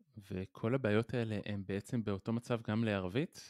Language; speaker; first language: Hebrew; native; Hebrew